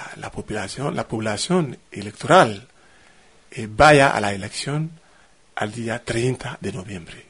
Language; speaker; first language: Spanish; non-native, fluent; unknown